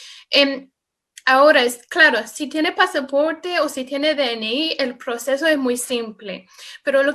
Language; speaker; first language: Spanish; non-native, fluent; English